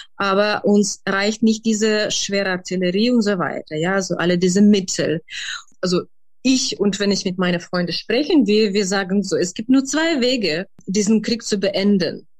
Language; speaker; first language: German; non-native, fluent; Ukrainian